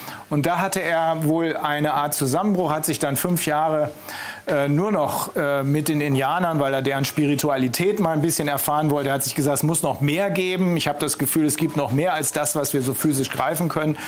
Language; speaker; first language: German; native; German